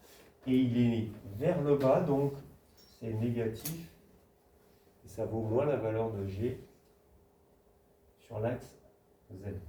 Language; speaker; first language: French; native; French